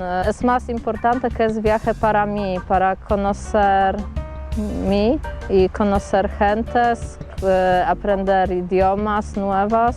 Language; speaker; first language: Spanish; non-native, learner; Polish